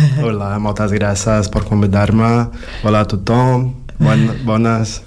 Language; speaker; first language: Catalan; non-native, fluent; Portuguese